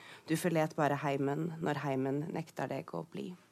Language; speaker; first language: Norwegian; native; Norwegian